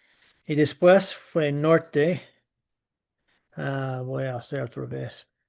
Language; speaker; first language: Spanish; non-native, fluent; English